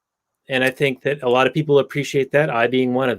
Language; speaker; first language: English; native; English